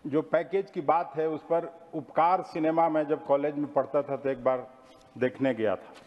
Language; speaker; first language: Hindi; native; Hindi